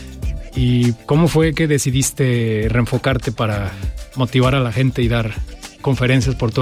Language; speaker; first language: Spanish; native; Spanish